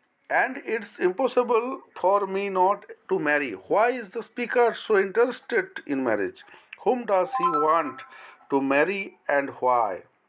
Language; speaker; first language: English; non-native, local second language; Bangla